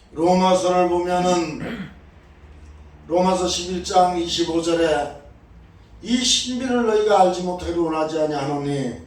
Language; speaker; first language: Korean; native; Korean